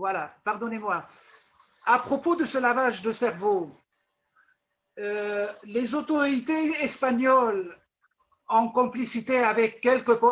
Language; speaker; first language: French; non-native, local second language; Arabic